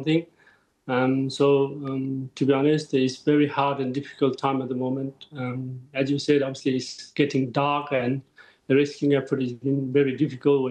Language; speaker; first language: English; non-native, local second language; Nepali